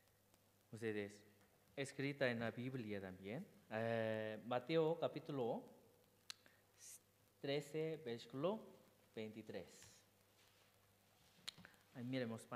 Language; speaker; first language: Spanish; non-native, learner; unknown